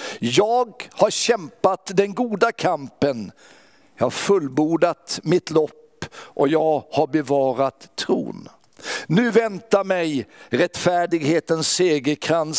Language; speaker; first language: Swedish; native; Swedish